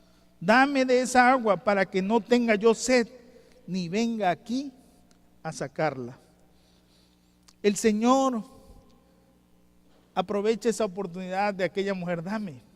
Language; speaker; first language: Spanish; native; Spanish